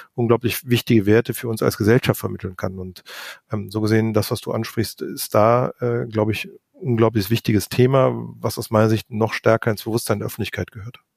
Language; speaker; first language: German; native; German